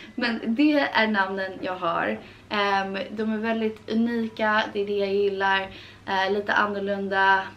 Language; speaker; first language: Swedish; early bilingual, heritage; Swedish